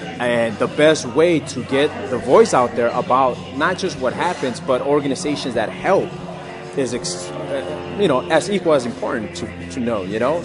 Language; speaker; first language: English; early bilingual, other home language; Spanish